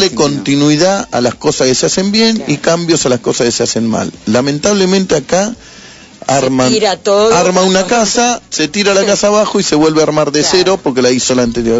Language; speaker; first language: Spanish; native; Spanish